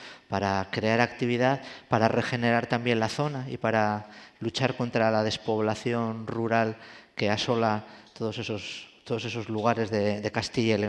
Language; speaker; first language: Spanish; native; Spanish